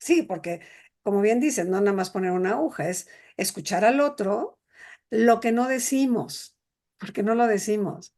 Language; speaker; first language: Spanish; native; Spanish